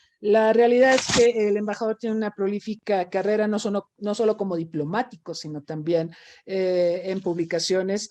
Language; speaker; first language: Spanish; native; Spanish